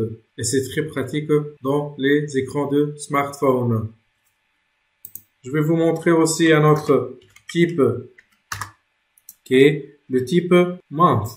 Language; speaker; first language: French; non-native, local second language; Arabic